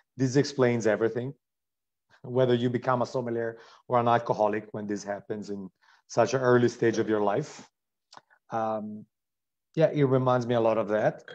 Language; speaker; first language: English; non-native, fluent; Italian